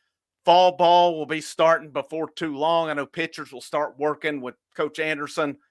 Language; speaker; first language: English; native; English